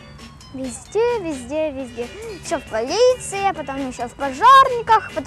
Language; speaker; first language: Russian; non-native, local second language; Ukrainian